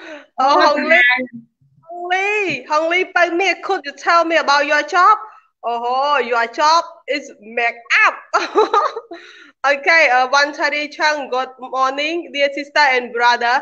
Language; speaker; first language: English; non-native, learner; Khmer